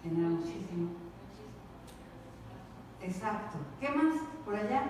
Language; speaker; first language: Spanish; native; Spanish